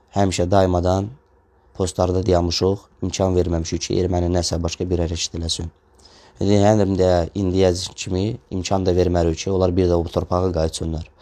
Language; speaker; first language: Azerbaijani; non-native, local second language; Russian